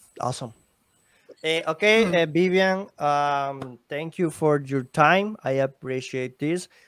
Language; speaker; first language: English; non-native, learner; Spanish